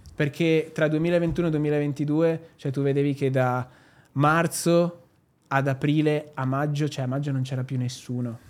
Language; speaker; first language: Italian; native; Italian